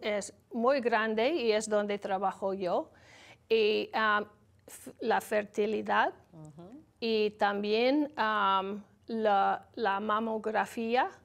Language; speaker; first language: Spanish; non-native, learner; English